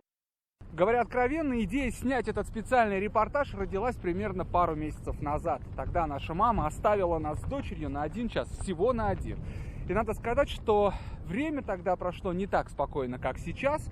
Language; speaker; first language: Russian; native; Russian